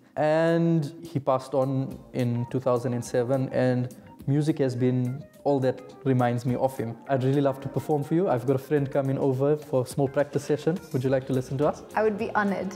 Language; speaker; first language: English; native; English